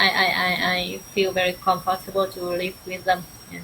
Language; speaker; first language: English; non-native, learner; Vietnamese